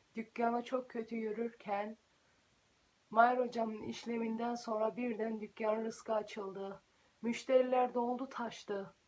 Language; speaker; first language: Turkish; early bilingual, heritage; Turkish